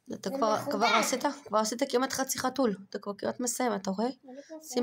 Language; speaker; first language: Hebrew; native; Hebrew